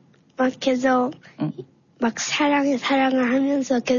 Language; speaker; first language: Korean; early bilingual, heritage; Korean